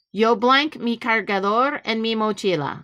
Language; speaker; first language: Spanish; non-native, fluent; English